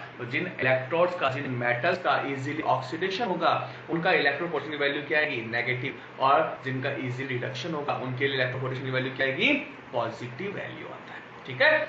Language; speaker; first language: Hindi; native; Hindi